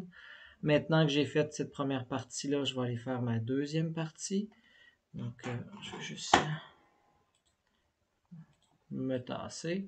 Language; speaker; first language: French; native; French